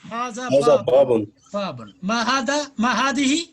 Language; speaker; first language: Arabic; non-native, learner; Urdu